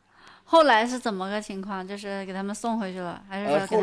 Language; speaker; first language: Chinese; native; Chinese